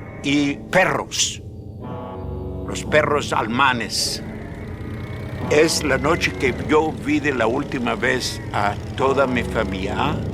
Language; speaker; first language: Spanish; non-native, fluent; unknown